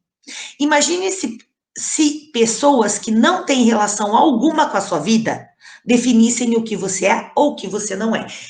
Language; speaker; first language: Portuguese; native; Portuguese